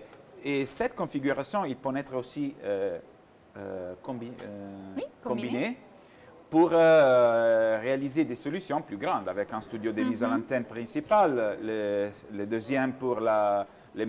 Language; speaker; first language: French; non-native, learner; Italian